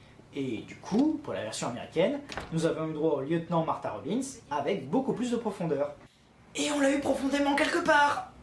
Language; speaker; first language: French; native; French